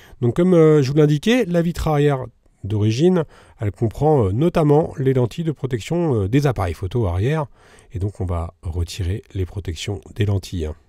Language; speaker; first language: French; native; French